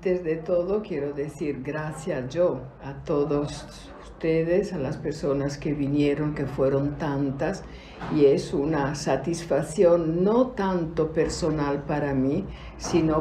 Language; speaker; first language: Spanish; non-native, fluent; Italian